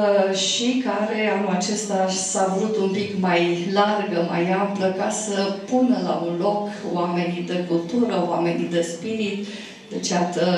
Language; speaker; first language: Romanian; native; Romanian